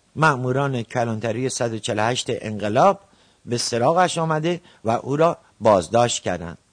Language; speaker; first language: Persian; native; Persian